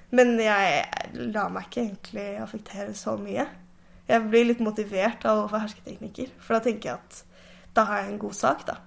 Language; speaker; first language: Norwegian; native; Norwegian